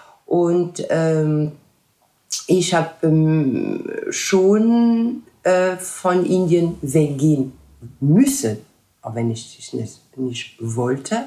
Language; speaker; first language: German; non-native, fluent; French